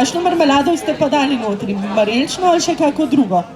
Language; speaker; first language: Slovenian; native; Slovenian